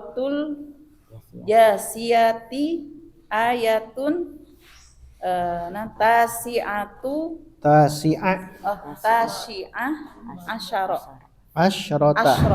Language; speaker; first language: Arabic; non-native, learner; Indonesian